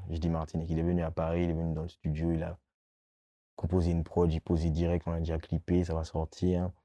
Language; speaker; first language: French; non-native, local second language; Guadeloupean Creole French